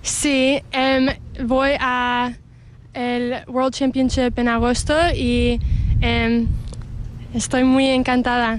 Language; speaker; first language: Spanish; early bilingual, heritage; English